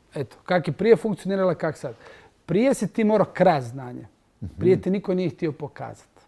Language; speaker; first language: Croatian; native; Croatian